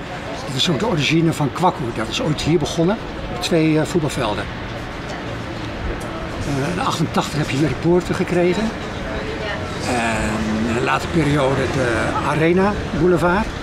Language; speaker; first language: Dutch; native; Dutch